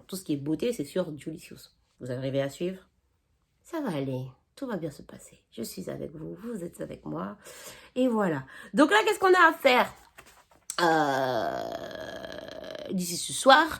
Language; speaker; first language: French; native; French